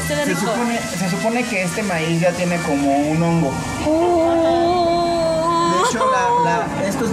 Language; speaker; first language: Spanish; native; Spanish